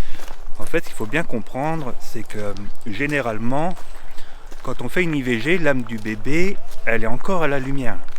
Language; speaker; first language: French; native; French